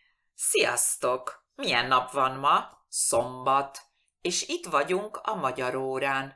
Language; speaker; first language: Hungarian; non-native, fluent; Spanish